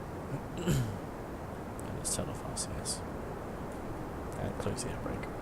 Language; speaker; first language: English; native; English